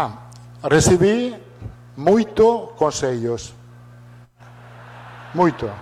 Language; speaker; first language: Portuguese; non-native, fluent; Italian